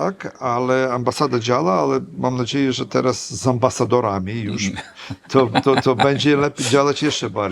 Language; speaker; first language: Polish; non-native, fluent; Ukrainian